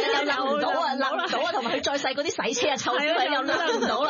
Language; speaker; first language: Cantonese; native; Cantonese